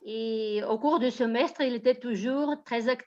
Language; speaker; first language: French; non-native, fluent; Bulgarian